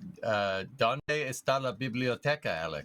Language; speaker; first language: Spanish; non-native, learner; English